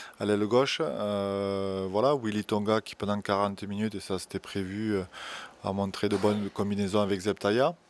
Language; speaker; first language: French; native; French